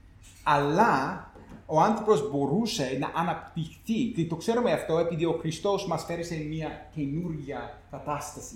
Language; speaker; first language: Greek; non-native, fluent; English